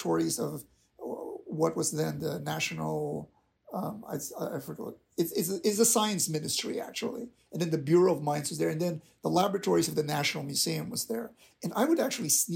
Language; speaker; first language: English; non-native, local second language; Filipino